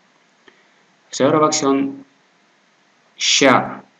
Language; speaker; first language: Finnish; non-native, fluent; Russian